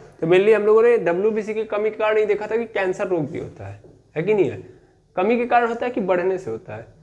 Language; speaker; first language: Hindi; native; Hindi